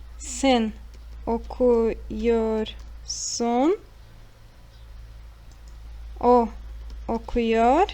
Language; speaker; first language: Turkish; non-native, fluent; Portuguese